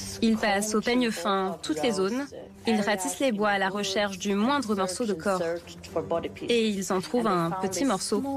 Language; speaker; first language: French; native; French